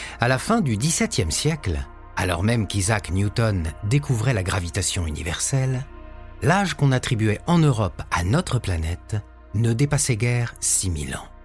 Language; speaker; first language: French; native; French